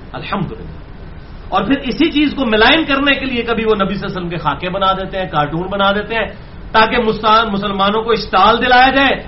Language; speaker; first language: Urdu; non-native, local second language; Punjabi